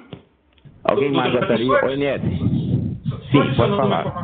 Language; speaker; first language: Portuguese; native; Portuguese